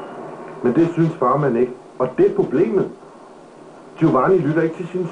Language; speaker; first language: Danish; native; Danish